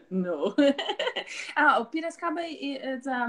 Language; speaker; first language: English; non-native, learner; Portuguese